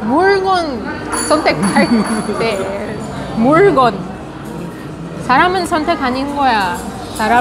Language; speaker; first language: Korean; non-native, fluent; Russian